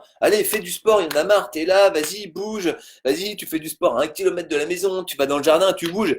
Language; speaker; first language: French; native; French